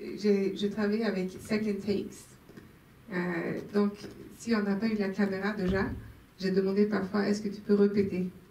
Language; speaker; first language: French; non-native, local second language; Swedish